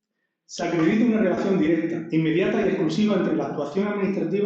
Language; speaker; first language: Spanish; native; Spanish